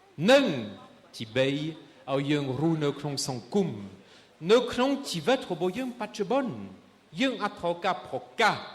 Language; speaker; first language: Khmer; non-native, fluent; French